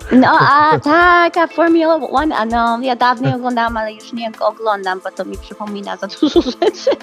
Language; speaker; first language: Polish; early bilingual, heritage; Polish